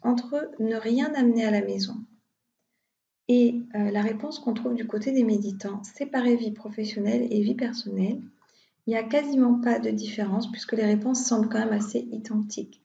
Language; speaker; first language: French; native; French